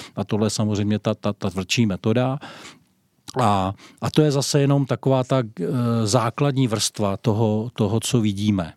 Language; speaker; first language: Czech; native; Czech